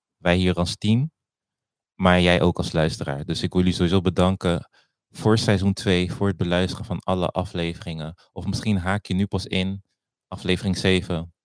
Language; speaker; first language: Dutch; early bilingual, other home language; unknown